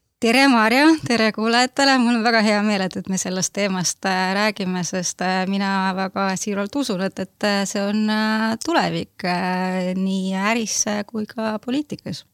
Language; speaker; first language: Estonian; non-native, local second language; Russian